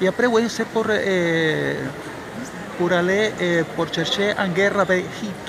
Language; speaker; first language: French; non-native, learner; Spanish